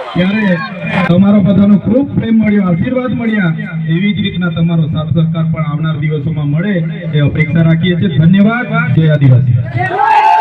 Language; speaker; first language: Gujarati; non-native, local second language; Vasavi